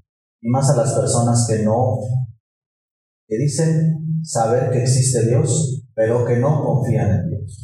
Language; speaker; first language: Spanish; native; Spanish